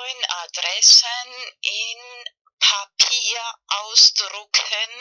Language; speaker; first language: German; non-native, fluent; Spanish